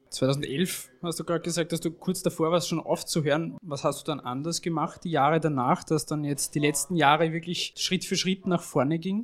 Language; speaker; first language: German; native; German